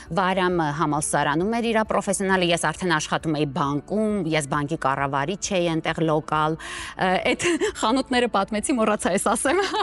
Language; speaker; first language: Armenian; native; Armenian